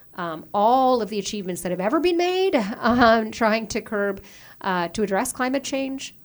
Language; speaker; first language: English; native; English